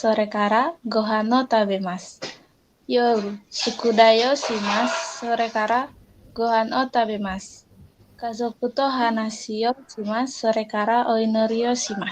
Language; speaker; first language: Japanese; non-native, learner; Indonesian